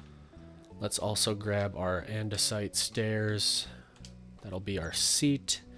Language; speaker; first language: English; native; English